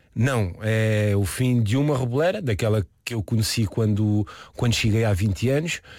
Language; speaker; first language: Portuguese; early bilingual, heritage; Portuguese